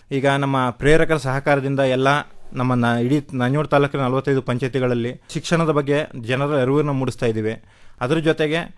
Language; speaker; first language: Kannada; native; Kannada